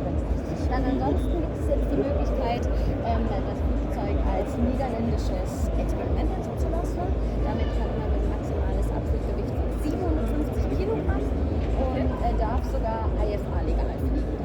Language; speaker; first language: German; native; German